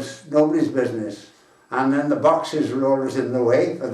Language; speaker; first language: English; native; English